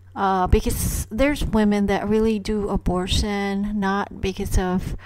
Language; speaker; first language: English; non-native, local second language; Cebuano